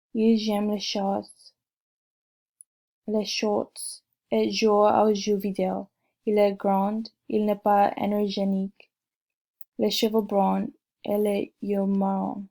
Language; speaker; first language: French; non-native, learner; English